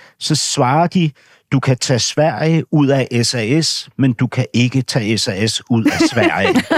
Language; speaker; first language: Danish; native; Danish